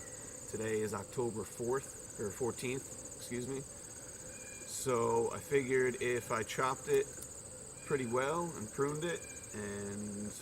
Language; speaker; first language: English; native; English